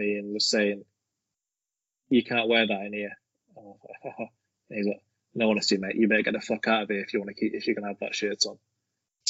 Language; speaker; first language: English; native; English